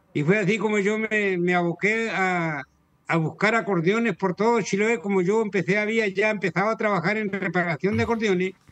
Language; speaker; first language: Spanish; native; Spanish